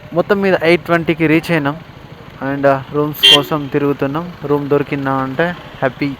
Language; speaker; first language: Telugu; native; Telugu